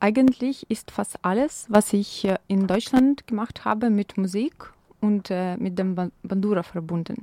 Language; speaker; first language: German; non-native, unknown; Ukrainian